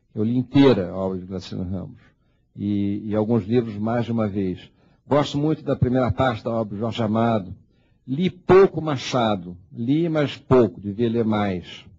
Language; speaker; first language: Portuguese; early bilingual, heritage; Portuguese